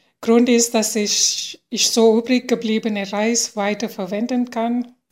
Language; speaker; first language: German; non-native, fluent; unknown